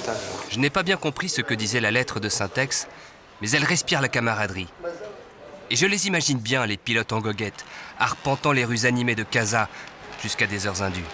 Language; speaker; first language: French; native; French